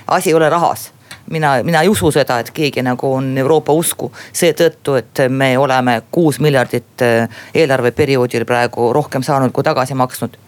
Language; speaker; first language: Estonian; non-native, local second language; Russian